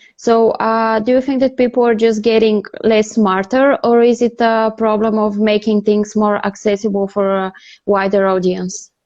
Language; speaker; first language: English; non-native, fluent; Bulgarian